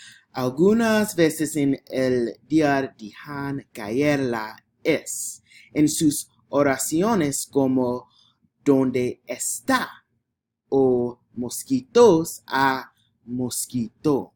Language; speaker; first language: Spanish; non-native, learner; English